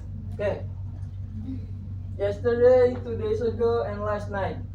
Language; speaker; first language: English; non-native, learner; Indonesian